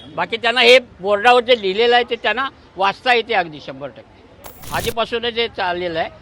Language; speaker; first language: Marathi; native; Marathi